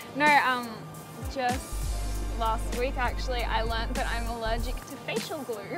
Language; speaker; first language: English; native; English